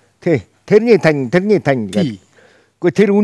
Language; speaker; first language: Mongolian; native; Mongolian